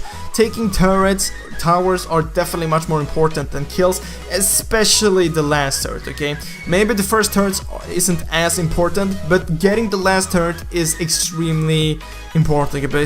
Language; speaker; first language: English; non-native, fluent; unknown